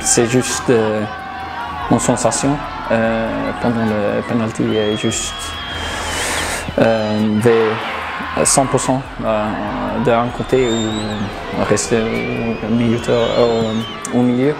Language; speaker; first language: French; non-native, learner; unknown